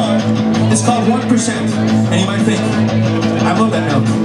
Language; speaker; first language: English; native; English